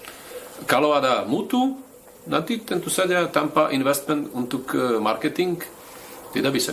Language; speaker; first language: Indonesian; non-native, fluent; Slovak